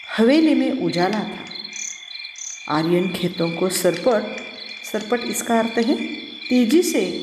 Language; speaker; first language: Hindi; non-native, local second language; Marathi